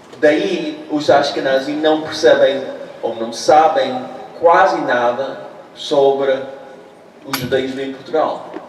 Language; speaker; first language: Portuguese; non-native, fluent; English